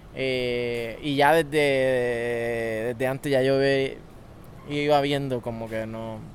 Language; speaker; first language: Spanish; native; Spanish